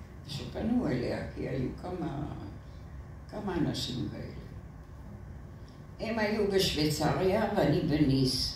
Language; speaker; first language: Hebrew; non-native, fluent; French